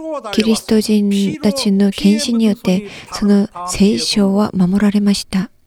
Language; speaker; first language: Japanese; non-native, learner; Korean